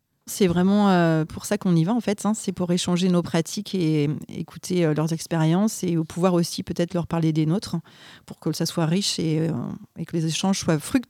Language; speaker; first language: French; native; French